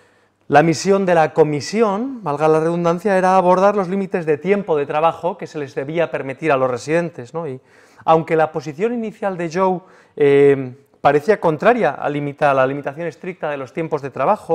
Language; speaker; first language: Spanish; native; Spanish